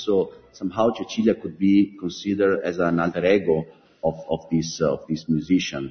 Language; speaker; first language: English; non-native, fluent; Italian